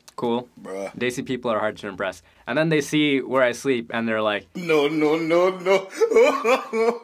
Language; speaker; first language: English; native; English